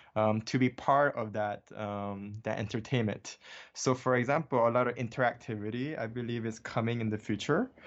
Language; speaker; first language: English; early bilingual, other home language; Korean